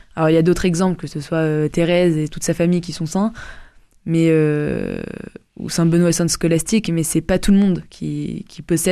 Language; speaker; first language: French; native; French